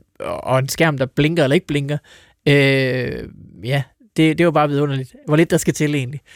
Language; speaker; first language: Danish; native; Danish